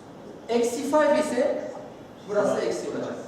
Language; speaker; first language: Turkish; non-native, learner; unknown